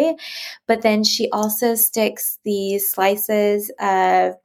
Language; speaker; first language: English; native; English